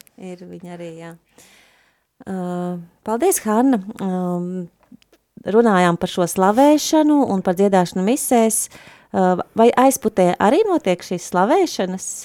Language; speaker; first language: Latvian; native; Latvian